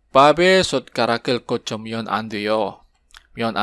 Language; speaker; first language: Korean; non-native, fluent; Indonesian